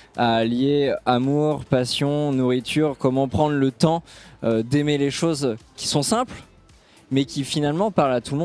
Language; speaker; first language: French; native; French